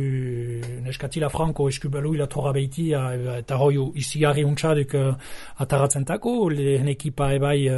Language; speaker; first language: Basque; native; Basque